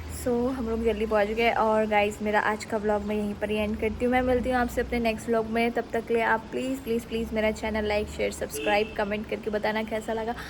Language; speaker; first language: Hindi; native; Hindi